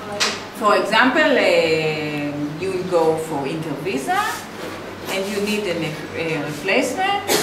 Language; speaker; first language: English; non-native, fluent; Hebrew